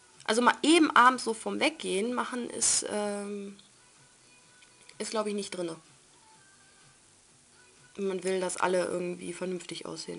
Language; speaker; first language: German; native; German